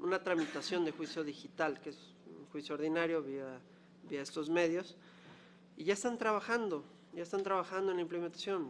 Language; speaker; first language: Spanish; native; Spanish